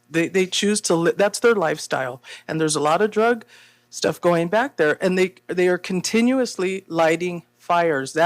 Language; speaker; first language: English; native; English